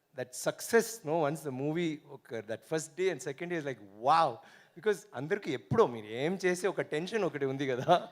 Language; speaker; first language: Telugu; non-native, learner; Tamil